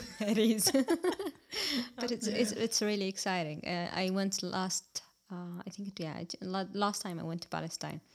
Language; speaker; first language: English; non-native, fluent; Arabic